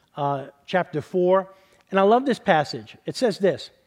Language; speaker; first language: English; native; English